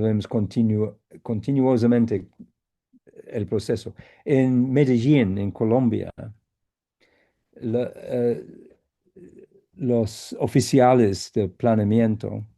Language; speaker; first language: Spanish; non-native, fluent; English